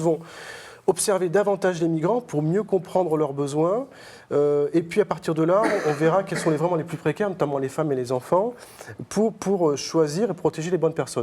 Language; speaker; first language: French; native; French